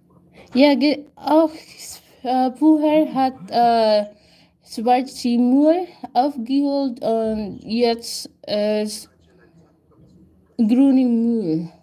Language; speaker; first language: German; non-native, learner; Filipino